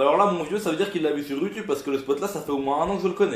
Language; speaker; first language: French; native; French